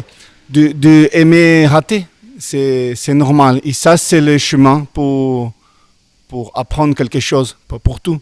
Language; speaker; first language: French; non-native, learner; Portuguese